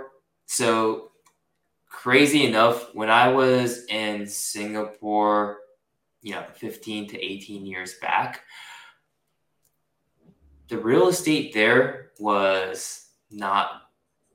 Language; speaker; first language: English; early bilingual, other home language; Japanese